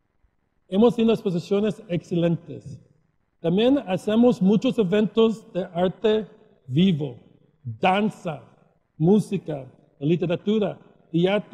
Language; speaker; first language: Spanish; early bilingual, heritage; Spanish